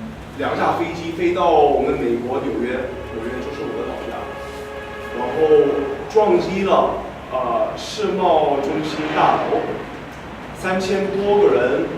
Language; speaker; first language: Chinese; non-native, fluent; English